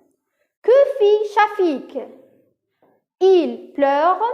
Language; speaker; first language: French; non-native, local second language; Arabic